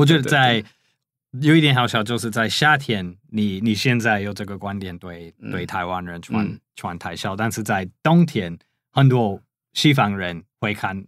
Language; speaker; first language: Chinese; non-native, fluent; English